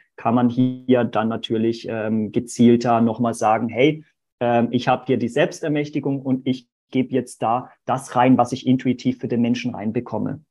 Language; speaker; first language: German; early bilingual, other home language; Portuguese